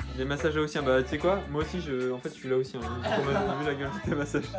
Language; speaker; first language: French; native; French